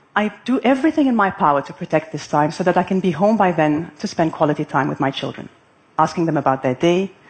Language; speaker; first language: English; non-native, fluent; Arabic